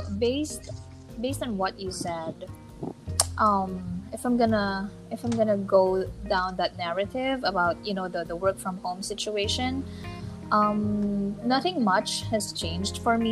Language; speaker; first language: English; non-native, local second language; Filipino